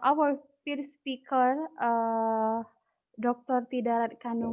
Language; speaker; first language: English; non-native, learner; Indonesian